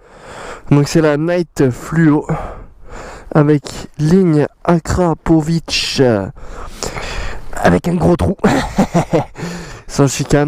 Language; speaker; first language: French; native; French